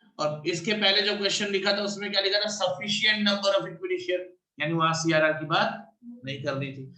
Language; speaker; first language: Hindi; native; Hindi